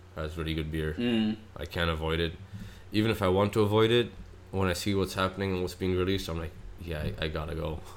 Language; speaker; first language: English; native; English